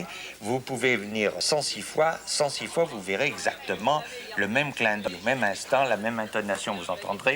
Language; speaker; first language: French; native; French